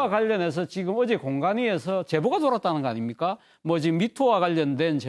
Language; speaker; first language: Korean; native; Korean